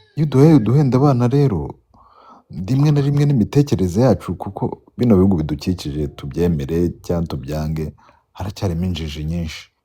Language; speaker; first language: Kinyarwanda; native; Kinyarwanda